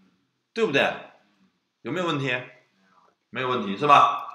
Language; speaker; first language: Chinese; native; Chinese